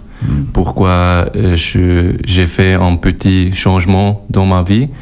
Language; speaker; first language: French; non-native, local second language; German